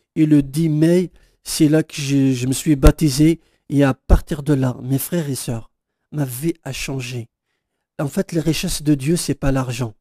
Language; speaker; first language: French; non-native, local second language; Kabyle